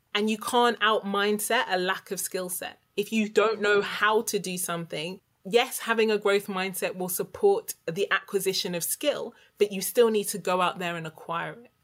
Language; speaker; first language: English; native; English